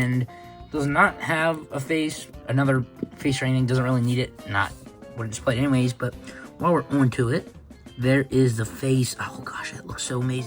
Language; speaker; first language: English; native; English